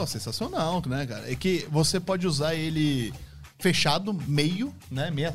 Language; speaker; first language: Portuguese; native; Portuguese